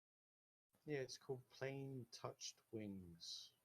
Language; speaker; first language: English; native; English